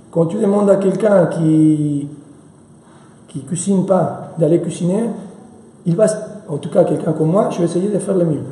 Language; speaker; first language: French; non-native, fluent; Spanish